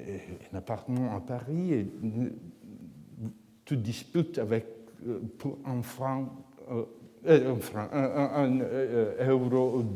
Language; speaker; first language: French; non-native, fluent; Italian